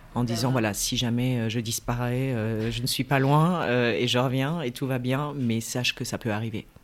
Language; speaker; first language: French; native; French